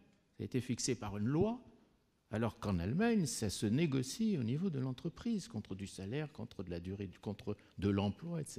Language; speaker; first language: French; native; French